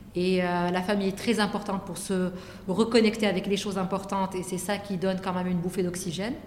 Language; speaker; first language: French; non-native, local second language; Arabic